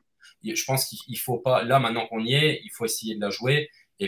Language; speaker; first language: French; native; French